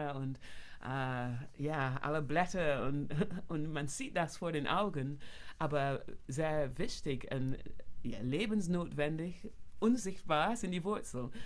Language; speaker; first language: German; non-native, fluent; English